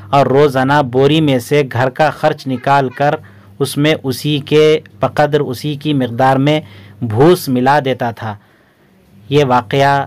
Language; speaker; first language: Urdu; native; Urdu